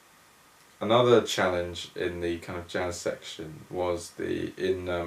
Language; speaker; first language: English; native; English